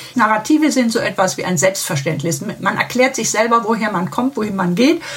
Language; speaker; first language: German; native; German